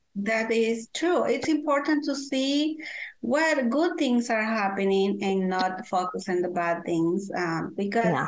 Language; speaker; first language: English; non-native, fluent; Spanish